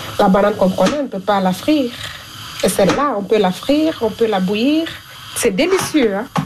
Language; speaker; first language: French; non-native, local second language; Fula